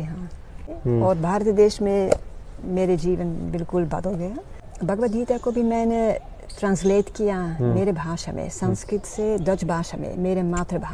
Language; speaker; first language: Hindi; non-native, learner; Dutch